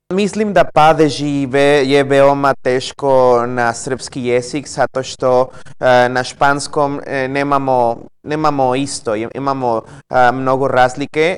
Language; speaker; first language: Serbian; non-native, learner; Spanish